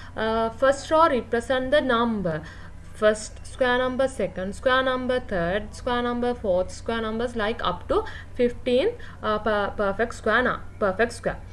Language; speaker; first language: English; non-native, local second language; Sinhala